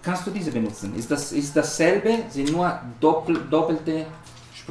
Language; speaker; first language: German; non-native, learner; Spanish